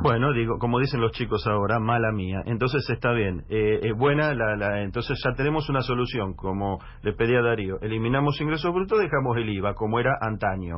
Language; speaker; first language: Spanish; native; Spanish